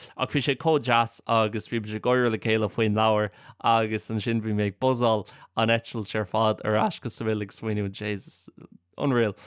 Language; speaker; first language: Irish; non-native, local second language; English